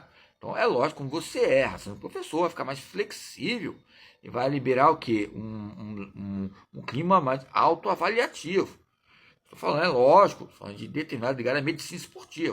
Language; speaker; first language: Portuguese; native; Portuguese